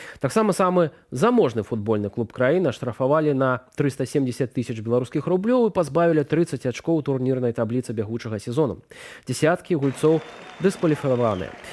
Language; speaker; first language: Belarusian; native; Belarusian